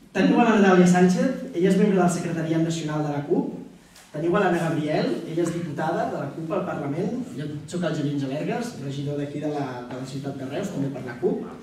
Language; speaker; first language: Catalan; native; Catalan